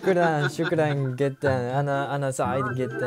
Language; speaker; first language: Arabic; non-native, learner; Japanese